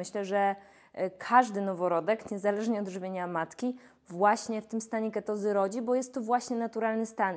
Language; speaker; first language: Polish; native; Polish